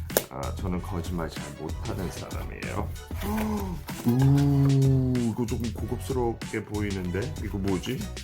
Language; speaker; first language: Korean; non-native, fluent; English